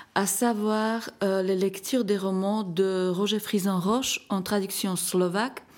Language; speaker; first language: French; non-native, fluent; Slovak